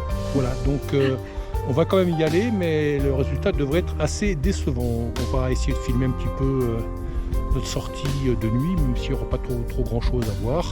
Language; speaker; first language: French; native; French